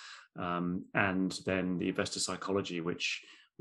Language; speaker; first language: English; native; English